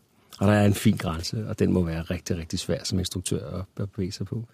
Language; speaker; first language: Danish; native; Danish